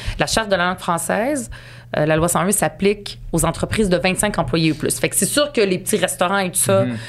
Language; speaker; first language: French; early bilingual, other home language; Arabic